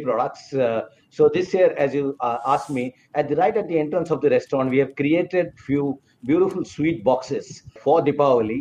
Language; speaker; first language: English; non-native, local second language; Marathi